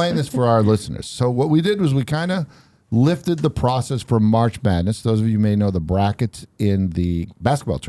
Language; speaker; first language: English; native; English